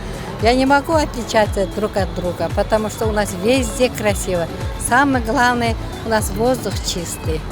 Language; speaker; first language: Russian; non-native, local second language; Kyrgyz